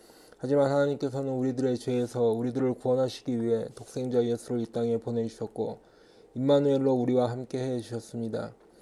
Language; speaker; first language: Korean; native; Korean